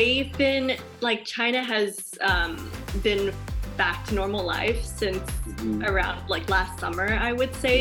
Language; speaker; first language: English; non-native, fluent; Chinese